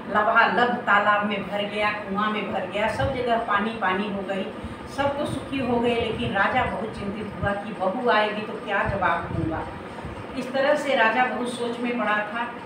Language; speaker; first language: Hindi; native; Hindi